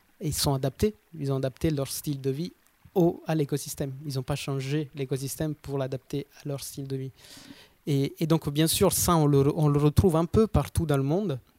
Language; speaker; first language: French; non-native, fluent; Italian